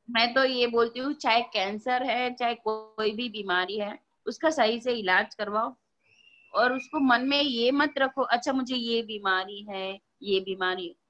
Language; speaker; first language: Hindi; non-native, local second language; Gujarati